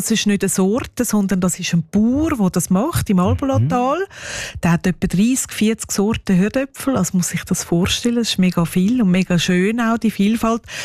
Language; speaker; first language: German; native; German